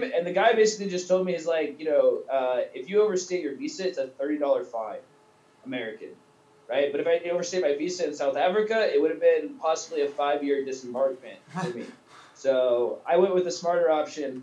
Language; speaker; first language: English; native; English